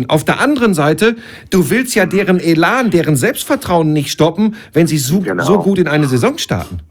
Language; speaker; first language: German; native; German